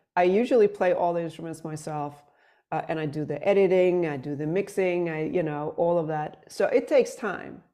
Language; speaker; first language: English; non-native, fluent; Swedish